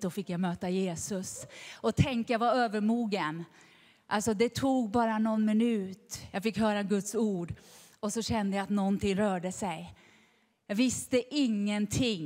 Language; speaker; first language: Swedish; native; Swedish